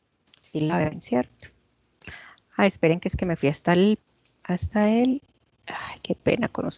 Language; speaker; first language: Spanish; native; Spanish